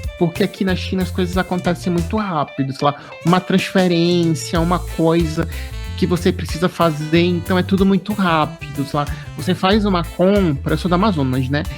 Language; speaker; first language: Portuguese; native; Portuguese